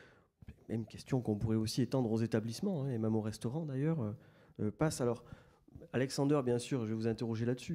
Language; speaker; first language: French; native; French